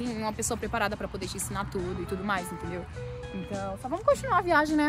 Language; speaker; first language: Portuguese; native; Portuguese